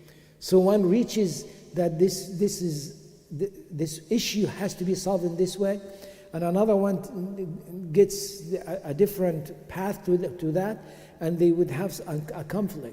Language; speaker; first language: English; non-native, fluent; Arabic